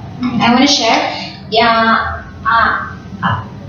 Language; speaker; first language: English; non-native, learner; Malay